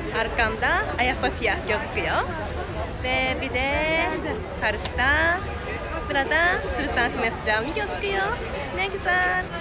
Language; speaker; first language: Turkish; non-native, learner; Japanese